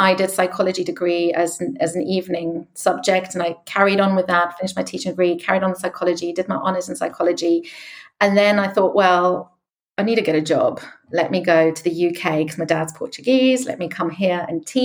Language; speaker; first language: English; native; English